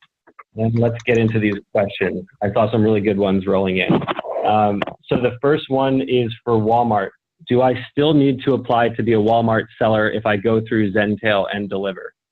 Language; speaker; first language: English; native; English